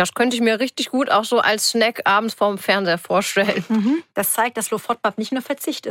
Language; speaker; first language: German; native; German